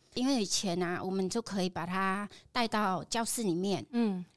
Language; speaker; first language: Chinese; non-native, fluent; Khmer